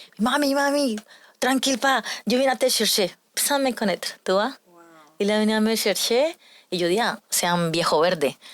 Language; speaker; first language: French; non-native, learner; Spanish